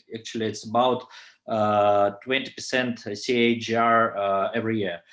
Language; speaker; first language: English; non-native, fluent; Russian